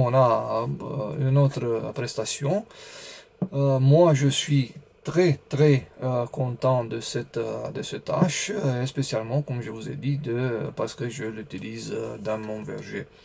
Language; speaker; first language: French; non-native, learner; Romanian